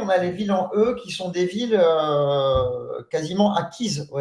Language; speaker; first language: French; native; French